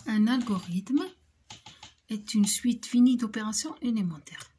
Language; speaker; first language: French; non-native, local second language; Arabic